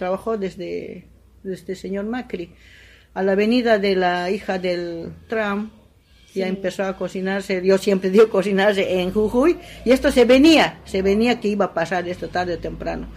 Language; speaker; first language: Spanish; non-native, local second language; Aymara